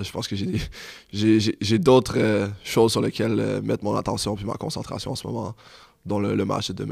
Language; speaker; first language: French; native; French